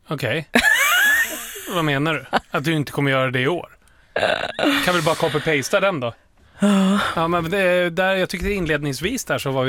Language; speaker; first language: Swedish; native; Swedish